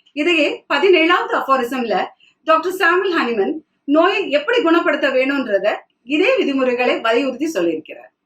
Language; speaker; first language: Tamil; non-native, local second language; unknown